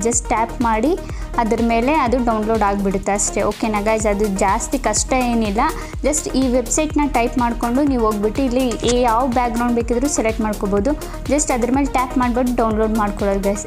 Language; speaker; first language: Kannada; native; Kannada